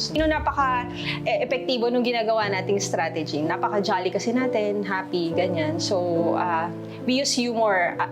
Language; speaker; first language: Filipino; native; Filipino